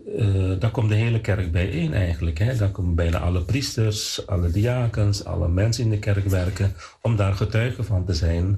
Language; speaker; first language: Dutch; non-native, fluent; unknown